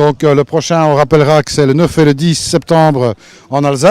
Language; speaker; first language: French; native; French